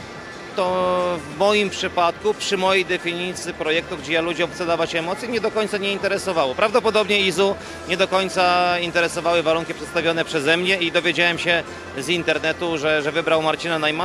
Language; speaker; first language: Polish; native; Polish